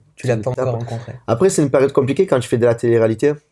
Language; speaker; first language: French; native; French